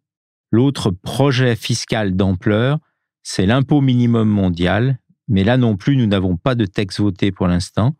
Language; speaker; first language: French; native; French